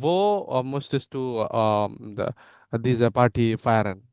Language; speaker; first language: German; non-native, learner; Bangla